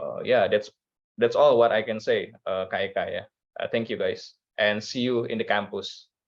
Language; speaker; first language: English; non-native, learner; Indonesian